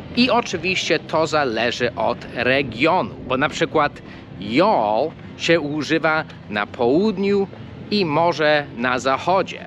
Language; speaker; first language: Polish; non-native, fluent; English